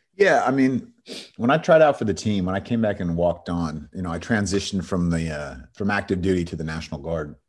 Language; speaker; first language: English; native; English